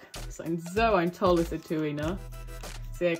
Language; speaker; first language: German; non-native, learner; English